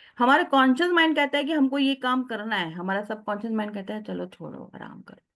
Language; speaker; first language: Hindi; native; Hindi